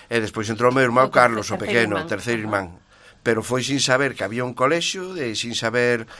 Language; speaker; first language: Galician; native; Galician